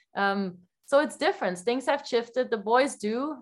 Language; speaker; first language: English; non-native, fluent; Dutch